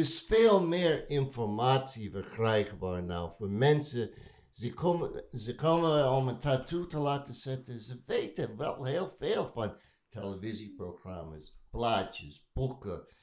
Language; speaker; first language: Dutch; non-native, learner; English